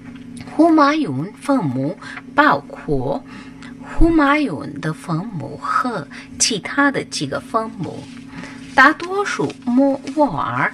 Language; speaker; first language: Chinese; non-native, local second language; Urdu